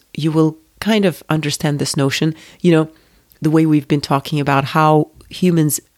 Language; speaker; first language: English; non-native, fluent; Turkish